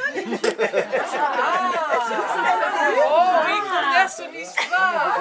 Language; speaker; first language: French; non-native, fluent; Dutch